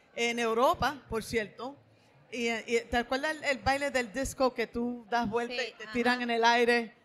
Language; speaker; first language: Spanish; native; Spanish